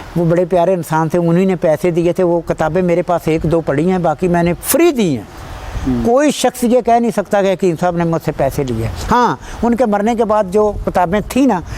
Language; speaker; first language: Urdu; non-native, local second language; Punjabi